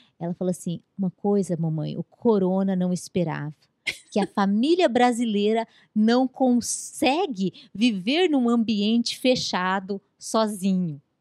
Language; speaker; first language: Portuguese; native; Portuguese